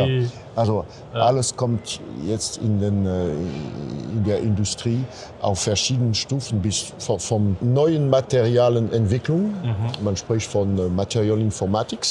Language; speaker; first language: German; non-native, fluent; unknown